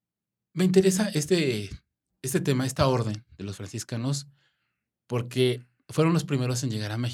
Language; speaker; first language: Spanish; native; Spanish